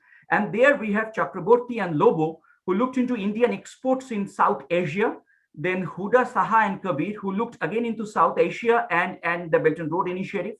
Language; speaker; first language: English; non-native, local second language; Bangla